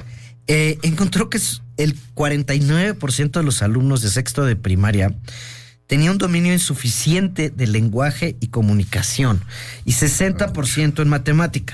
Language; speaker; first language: Spanish; native; Spanish